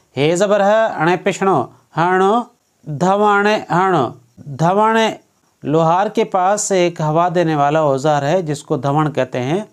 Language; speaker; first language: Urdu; non-native, local second language; Sindhi